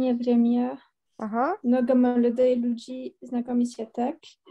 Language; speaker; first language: Russian; non-native, learner; French